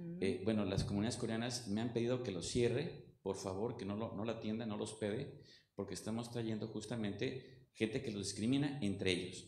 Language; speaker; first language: Spanish; native; Spanish